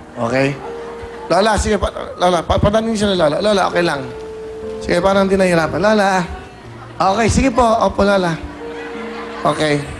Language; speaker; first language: Filipino; native; Filipino